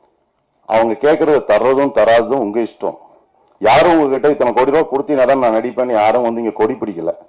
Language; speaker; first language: Tamil; native; Tamil